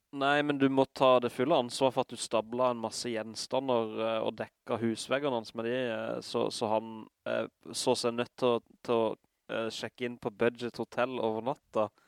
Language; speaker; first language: Norwegian; native; Norwegian